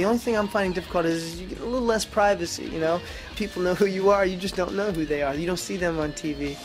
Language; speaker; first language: English; native; English